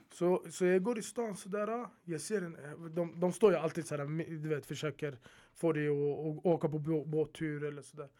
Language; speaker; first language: Swedish; early bilingual, other home language; Arabic